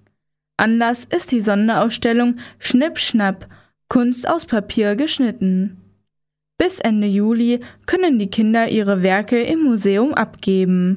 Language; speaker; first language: German; native; German